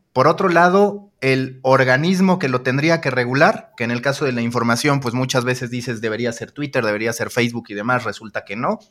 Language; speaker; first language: Spanish; native; Spanish